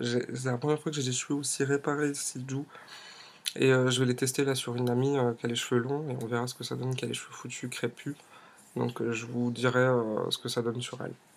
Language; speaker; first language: French; native; French